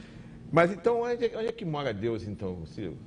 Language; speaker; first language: Portuguese; native; Portuguese